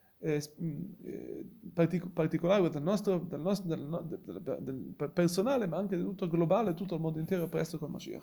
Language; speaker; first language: Italian; non-native, fluent; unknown